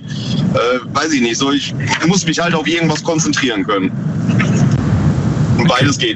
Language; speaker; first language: German; native; German